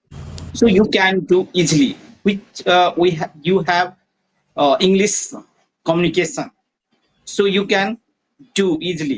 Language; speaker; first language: English; non-native, learner; Maithili